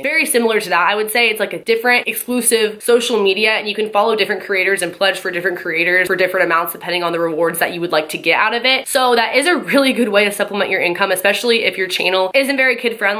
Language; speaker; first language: English; native; English